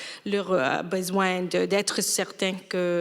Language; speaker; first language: French; non-native, fluent; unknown